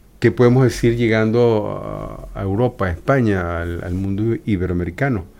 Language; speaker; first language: Spanish; native; Spanish